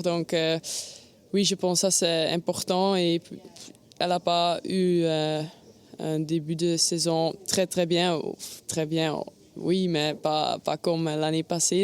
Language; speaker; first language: French; non-native, learner; Dutch